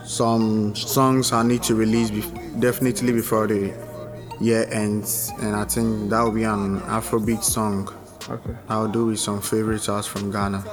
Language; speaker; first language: English; non-native, local second language; Ewe